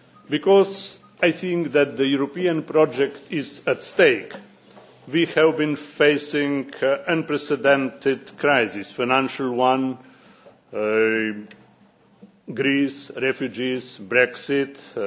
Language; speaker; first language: English; non-native, fluent; Slovenian